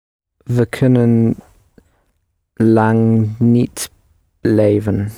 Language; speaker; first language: Dutch; non-native, learner; English